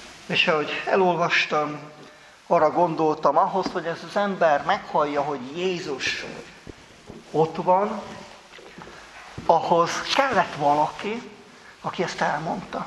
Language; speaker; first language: Hungarian; native; Hungarian